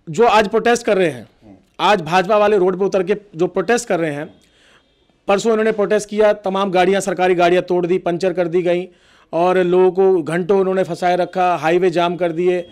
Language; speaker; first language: Hindi; native; Hindi